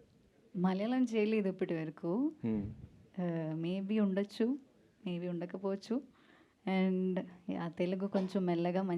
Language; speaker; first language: Telugu; non-native, learner; Malayalam